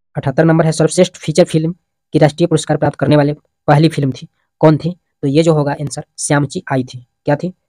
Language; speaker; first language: Hindi; native; Hindi